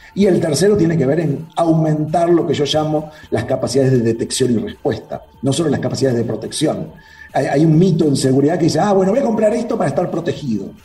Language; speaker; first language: Spanish; native; Spanish